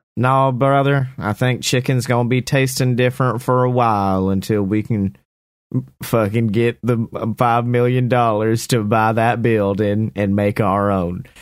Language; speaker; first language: English; native; English